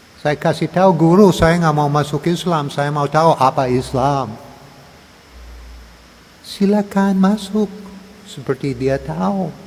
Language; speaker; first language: Indonesian; non-native, learner; English